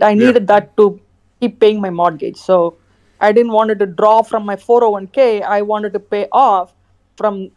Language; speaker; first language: English; non-native, fluent; Khmer